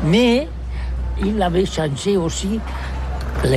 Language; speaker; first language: French; non-native, learner; Catalan